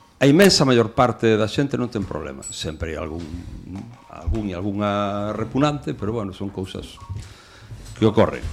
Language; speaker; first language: Galician; non-native, local second language; Spanish